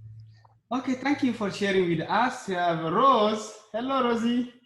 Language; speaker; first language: English; non-native, learner; Arabic